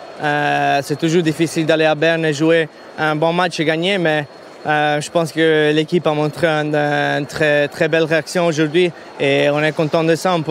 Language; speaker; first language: French; non-native, fluent; Italian